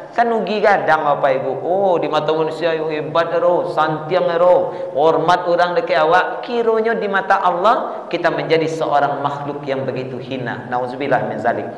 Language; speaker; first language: Malay; non-native, local second language; Minangkabau